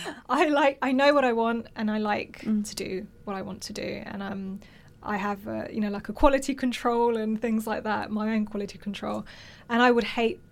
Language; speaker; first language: English; native; English